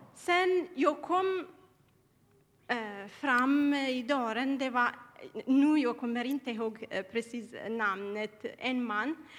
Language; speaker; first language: Swedish; non-native, learner; Tigrinya